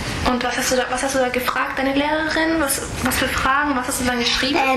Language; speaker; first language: German; native; German